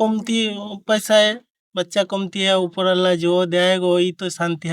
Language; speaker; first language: Hindi; non-native, learner; Bangla